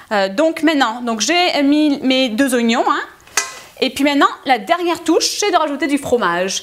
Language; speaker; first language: French; native; French